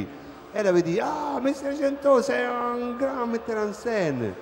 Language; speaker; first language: French; non-native, fluent; Italian